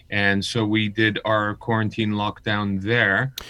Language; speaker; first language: English; early bilingual, other home language; Armenian